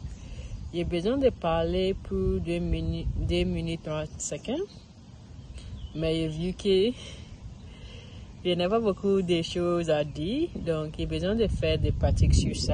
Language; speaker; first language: French; non-native, learner; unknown